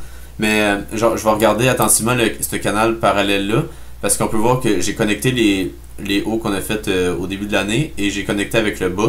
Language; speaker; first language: French; native; French